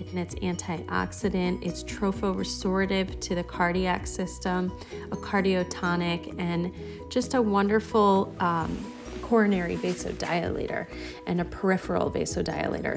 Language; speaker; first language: English; native; English